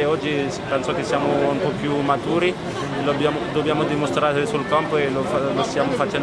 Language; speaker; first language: Italian; non-native, fluent; French